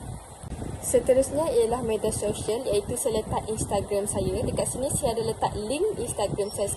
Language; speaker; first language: Malay; native; Malay